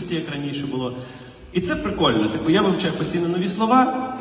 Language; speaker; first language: Ukrainian; non-native, local second language; Russian